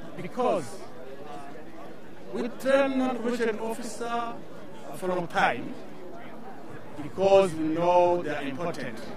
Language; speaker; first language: English; non-native, learner; Rundi